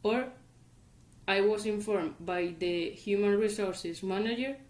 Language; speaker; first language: English; non-native, fluent; Spanish